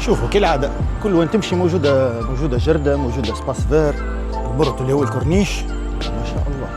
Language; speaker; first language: Arabic; native; Arabic